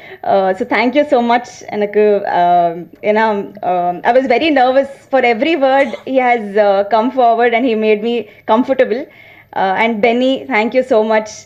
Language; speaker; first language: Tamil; non-native, learner; Telugu